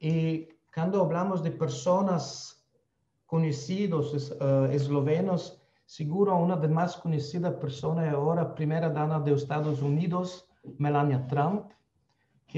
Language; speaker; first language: Spanish; non-native, fluent; Slovenian